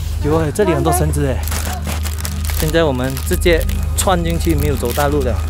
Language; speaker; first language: Chinese; native; Chinese